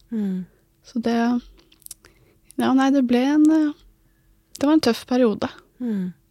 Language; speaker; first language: Norwegian; native; Norwegian